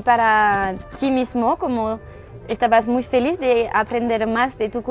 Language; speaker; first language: Spanish; non-native, learner; French